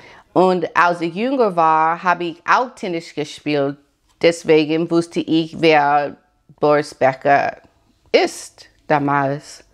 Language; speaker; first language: German; non-native, learner; English